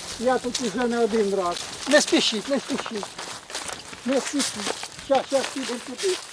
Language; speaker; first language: Ukrainian; native; Ukrainian